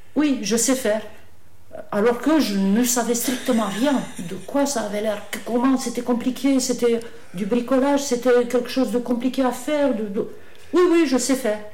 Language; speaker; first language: French; non-native, fluent; Romanian